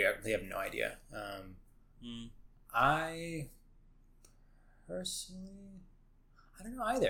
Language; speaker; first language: English; native; English